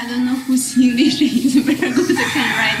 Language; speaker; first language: English; non-native, learner; Chinese